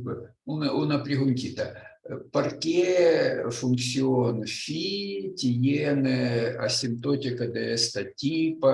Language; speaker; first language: Spanish; non-native, learner; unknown